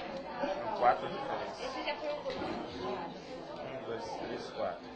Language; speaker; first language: Portuguese; native; Portuguese